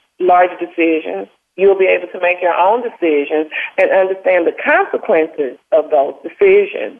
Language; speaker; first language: English; native; English